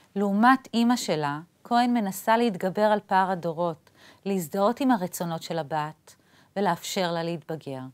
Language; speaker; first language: Hebrew; native; Hebrew